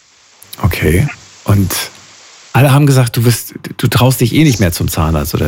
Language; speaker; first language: German; native; German